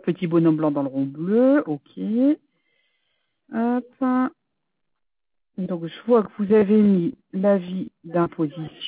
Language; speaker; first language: French; native; French